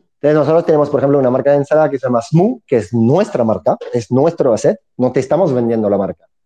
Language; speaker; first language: Spanish; non-native, fluent; French